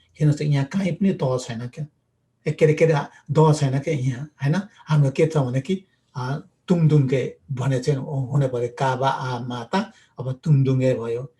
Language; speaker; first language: Nepali; non-native, local second language; Limbu